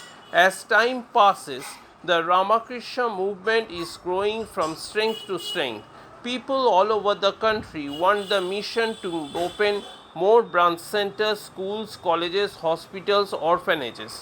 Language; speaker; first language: English; non-native, local second language; Bangla